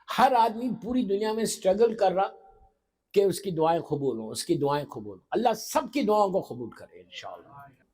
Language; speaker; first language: Urdu; native; Urdu